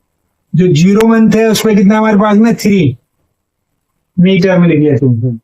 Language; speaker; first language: Hindi; native; Hindi